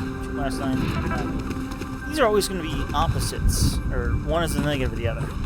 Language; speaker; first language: English; native; English